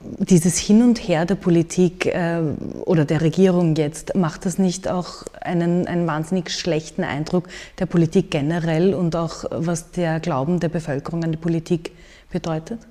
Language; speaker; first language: German; native; German